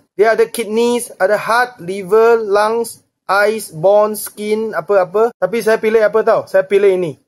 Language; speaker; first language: Malay; non-native, local second language; Chinese